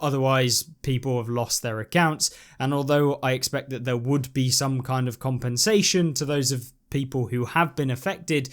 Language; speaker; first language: English; native; English